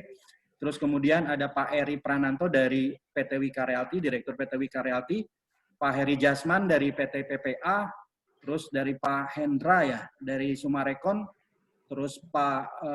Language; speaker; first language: Indonesian; native; Indonesian